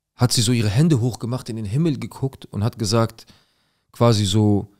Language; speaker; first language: German; native; German